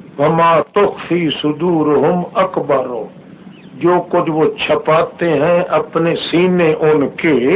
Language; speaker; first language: Urdu; non-native, local second language; Saraiki